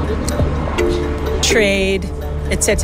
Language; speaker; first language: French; non-native, learner; English